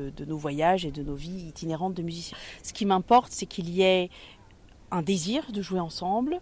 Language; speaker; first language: French; native; French